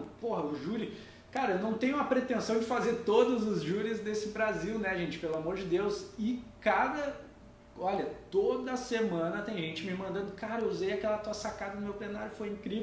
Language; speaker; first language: Portuguese; native; Portuguese